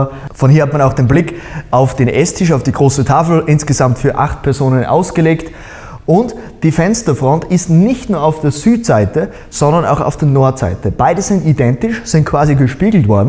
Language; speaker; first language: German; native; German